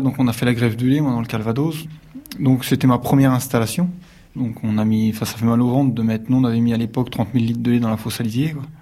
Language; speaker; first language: French; native; French